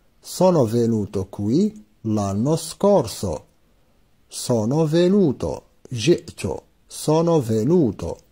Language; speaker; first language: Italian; non-native, fluent; Arabic